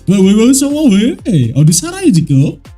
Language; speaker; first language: Korean; non-native, fluent; Indonesian